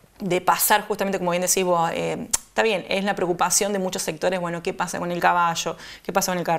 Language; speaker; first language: Spanish; native; Spanish